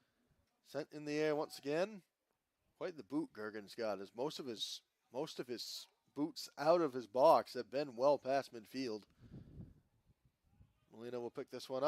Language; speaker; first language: English; native; English